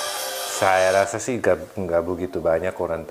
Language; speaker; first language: Indonesian; non-native, fluent; Japanese